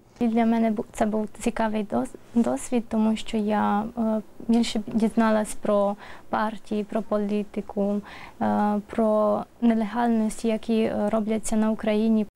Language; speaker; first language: Ukrainian; early bilingual, heritage; Ukrainian